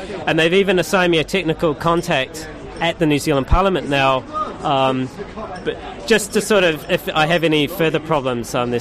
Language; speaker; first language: English; native; English